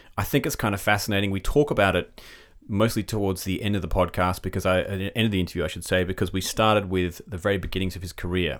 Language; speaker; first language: English; native; English